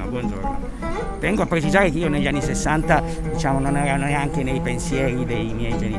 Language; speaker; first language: Italian; native; Italian